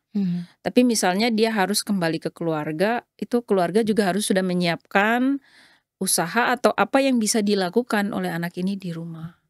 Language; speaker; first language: Indonesian; native; Indonesian